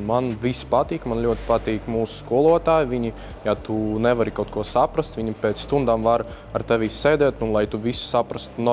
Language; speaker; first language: Latvian; non-native, local second language; Russian